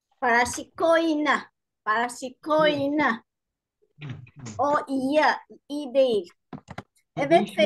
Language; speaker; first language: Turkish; non-native, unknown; Albanian